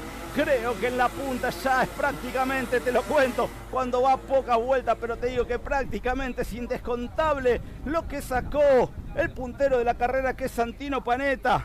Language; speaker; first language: Spanish; native; Spanish